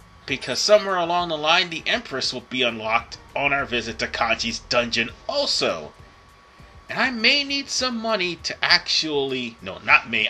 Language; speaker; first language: English; native; English